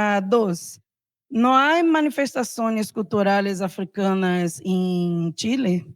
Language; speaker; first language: Portuguese; non-native, learner; Spanish